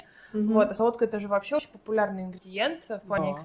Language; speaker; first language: Russian; native; Russian